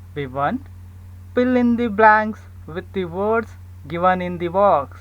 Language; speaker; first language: English; non-native, local second language; Kannada